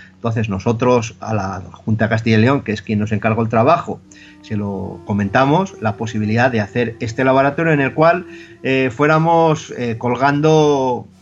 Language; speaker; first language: Spanish; native; Spanish